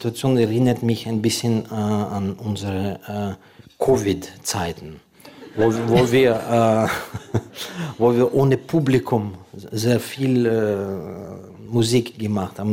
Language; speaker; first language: German; non-native, fluent; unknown